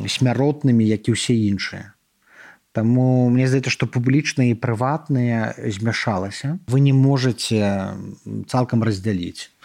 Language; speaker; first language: Belarusian; native; Belarusian